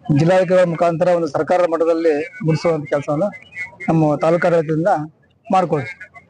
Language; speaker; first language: Kannada; non-native, local second language; Urdu